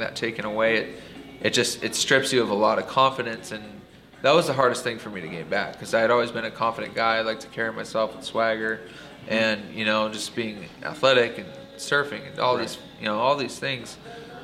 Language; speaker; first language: English; native; English